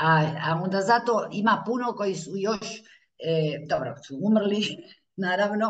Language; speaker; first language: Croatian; early bilingual, heritage; Croatian